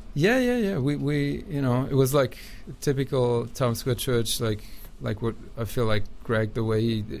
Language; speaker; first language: English; non-native, fluent; German